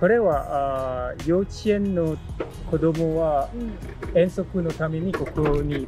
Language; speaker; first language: Japanese; non-native, learner; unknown